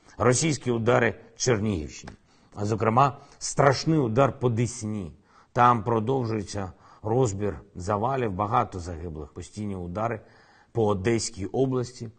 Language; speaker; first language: Ukrainian; non-native, local second language; Russian